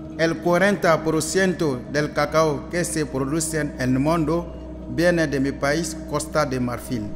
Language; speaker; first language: Spanish; non-native, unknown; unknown